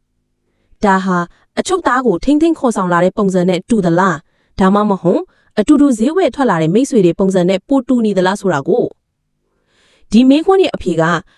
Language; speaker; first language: Burmese; native; Burmese